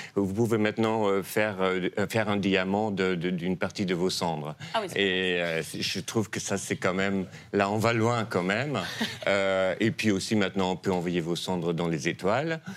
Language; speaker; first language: French; non-native, fluent; Dutch